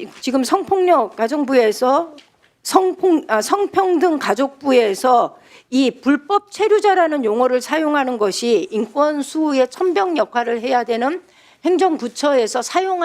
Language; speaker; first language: Korean; native; Korean